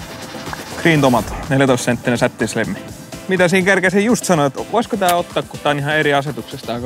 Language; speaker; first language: Finnish; native; Finnish